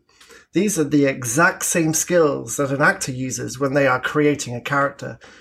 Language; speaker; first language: English; native; English